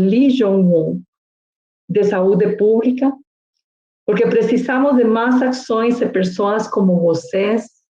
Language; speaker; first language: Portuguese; non-native, learner; Spanish